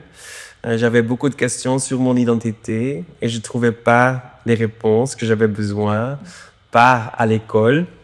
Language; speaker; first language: French; non-native, local second language; Dutch